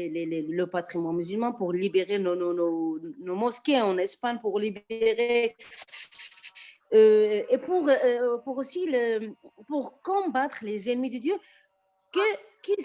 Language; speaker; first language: French; non-native, local second language; Arabic